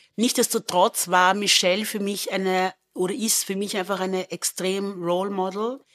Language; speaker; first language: German; native; German